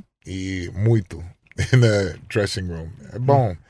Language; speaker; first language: Portuguese; non-native, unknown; English